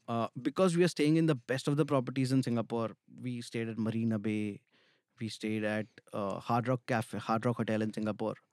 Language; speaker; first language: English; non-native, local second language; Hindi